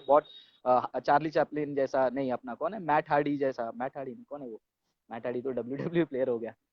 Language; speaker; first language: Hindi; non-native, local second language; Tamil